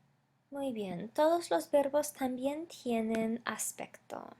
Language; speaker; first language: Spanish; non-native, fluent; English